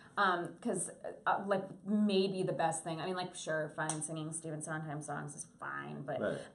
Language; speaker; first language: English; native; English